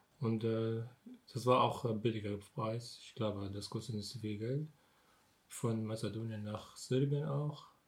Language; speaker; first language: German; non-native, learner; Arabic